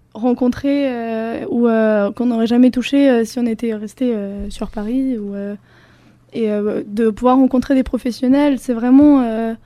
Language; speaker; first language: French; non-native, fluent; Spanish